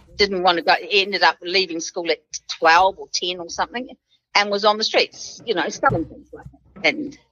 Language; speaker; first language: English; native; English